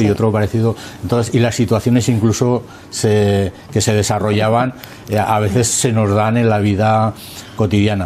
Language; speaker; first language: Spanish; native; Spanish